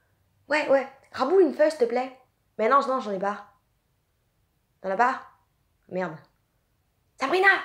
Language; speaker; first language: French; native; French